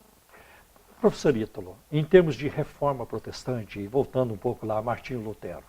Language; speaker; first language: Portuguese; native; Portuguese